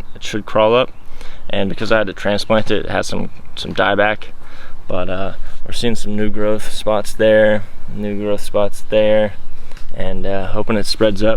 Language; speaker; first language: English; native; English